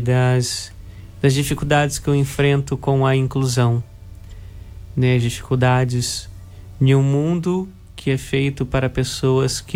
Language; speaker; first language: Portuguese; native; Portuguese